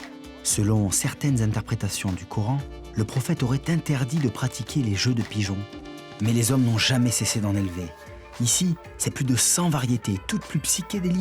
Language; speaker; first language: French; native; French